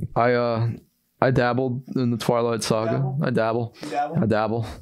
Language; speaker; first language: English; native; English